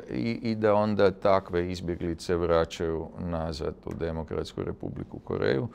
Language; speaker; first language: Serbian; native; Serbian